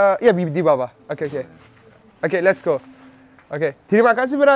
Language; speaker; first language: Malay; non-native, learner; Persian